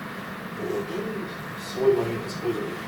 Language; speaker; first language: Russian; native; Russian